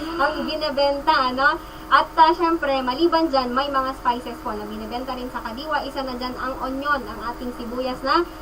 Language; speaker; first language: Filipino; non-native, local second language; Iloko